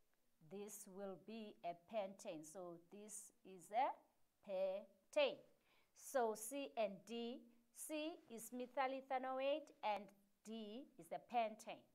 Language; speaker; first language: English; non-native, local second language; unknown